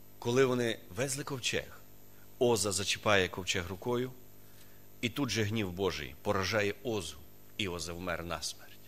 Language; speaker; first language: Ukrainian; non-native, local second language; Russian